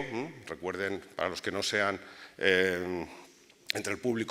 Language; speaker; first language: Spanish; native; Spanish